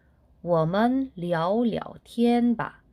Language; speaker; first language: Chinese; non-native, fluent; Korean